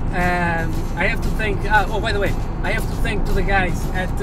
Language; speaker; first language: English; non-native, fluent; Portuguese